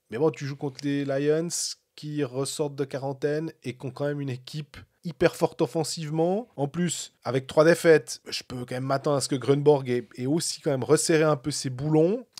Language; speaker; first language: French; native; French